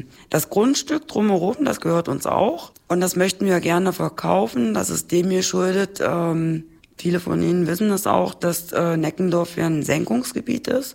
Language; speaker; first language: German; native; German